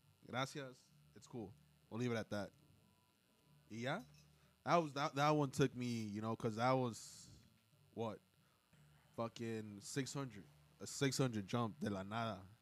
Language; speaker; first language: English; early bilingual, other home language; Spanish